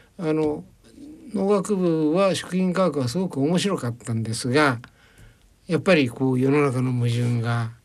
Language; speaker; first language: Japanese; native; Japanese